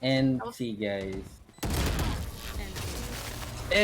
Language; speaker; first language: English; non-native, local second language; Filipino